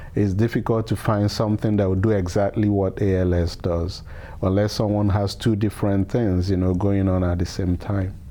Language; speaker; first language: English; non-native, local second language; Igbo